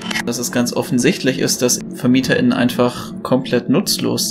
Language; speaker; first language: German; native; German